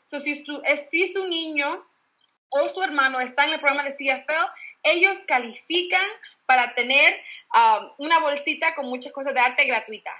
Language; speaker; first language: Spanish; early bilingual, heritage; Spanish